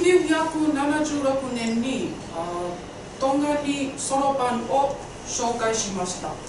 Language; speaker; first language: Japanese; non-native, learner; Tongan